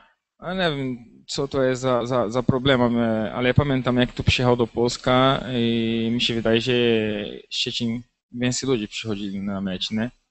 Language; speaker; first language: Polish; non-native, learner; Portuguese